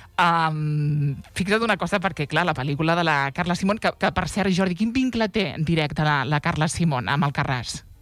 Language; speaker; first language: Catalan; native; Catalan